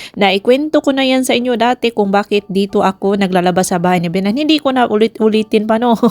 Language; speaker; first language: Filipino; non-native, local second language; Cebuano